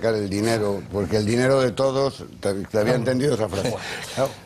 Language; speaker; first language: Spanish; non-native, local second language; Galician